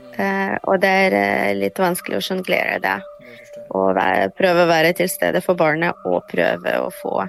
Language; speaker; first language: Norwegian; non-native, fluent; Ukrainian